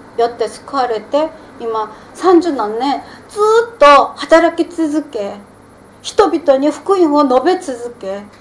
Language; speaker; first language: Japanese; non-native, fluent; Korean